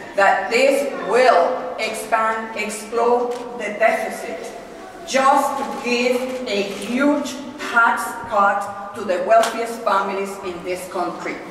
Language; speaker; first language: English; non-native, fluent; Spanish